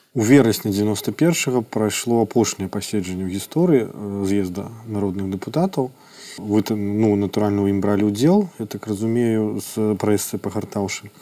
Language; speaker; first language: Belarusian; non-native, local second language; Russian